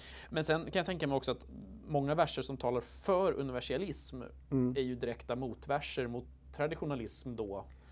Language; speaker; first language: Swedish; native; Swedish